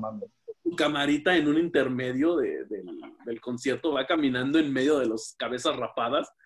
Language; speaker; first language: Spanish; native; Spanish